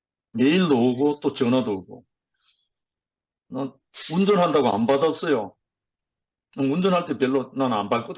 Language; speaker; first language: Korean; native; Korean